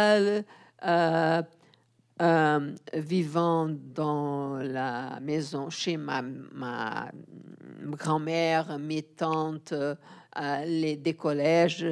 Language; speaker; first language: French; non-native, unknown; Portuguese